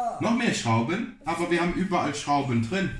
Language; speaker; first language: German; non-native, fluent; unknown